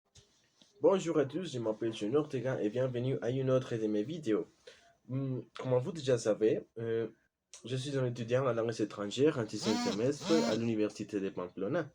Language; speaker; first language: French; non-native, learner; Spanish